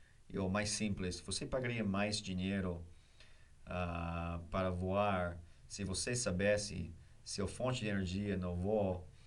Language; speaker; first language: Portuguese; non-native, learner; English